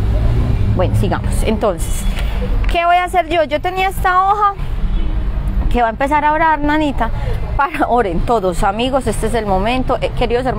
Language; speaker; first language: Spanish; native; Spanish